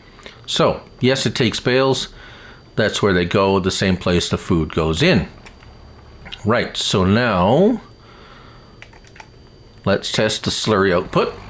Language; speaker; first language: English; native; English